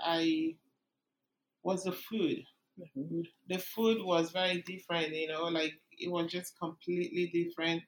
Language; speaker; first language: English; non-native, local second language; Igbo